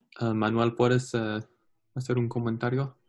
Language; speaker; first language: Spanish; non-native, learner; English